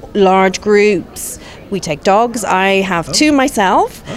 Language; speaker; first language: English; native; English